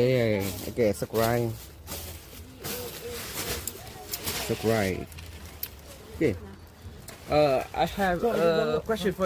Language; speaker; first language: English; non-native, learner; Vietnamese